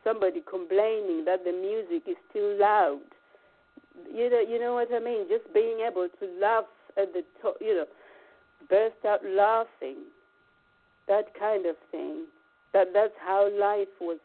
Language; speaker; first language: English; non-native, local second language; Shona